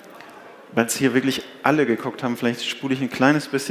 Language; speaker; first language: German; native; German